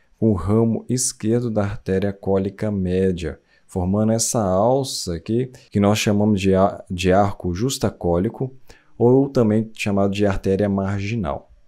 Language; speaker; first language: Portuguese; native; Portuguese